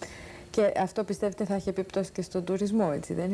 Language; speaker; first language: Greek; native; Greek